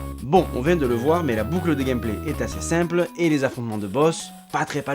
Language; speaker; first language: French; native; French